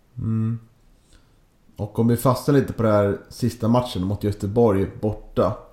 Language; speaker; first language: Swedish; native; Swedish